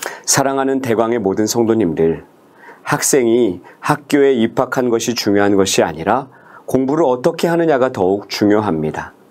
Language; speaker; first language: Korean; native; Korean